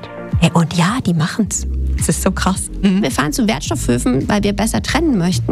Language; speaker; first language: German; native; German